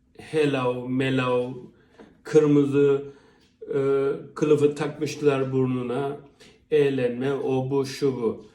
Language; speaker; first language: Turkish; early bilingual, heritage; Turkish